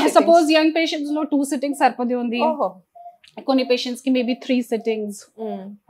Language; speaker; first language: Telugu; non-native, fluent; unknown